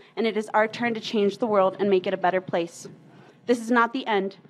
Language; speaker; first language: English; early bilingual, other home language; Spanish